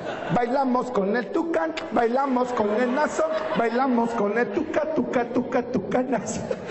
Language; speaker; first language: Spanish; early bilingual, heritage; Spanish